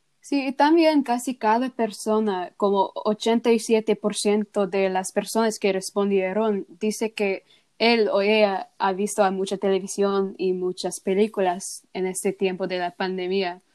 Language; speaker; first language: Spanish; non-native, learner; English